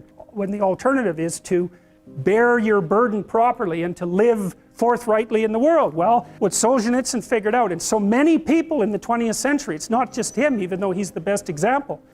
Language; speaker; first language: English; native; English